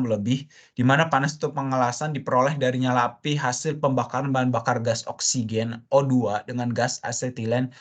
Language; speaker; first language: Indonesian; native; Indonesian